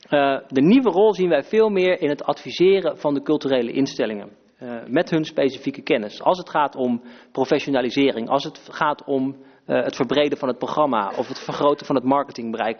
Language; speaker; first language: Dutch; native; Dutch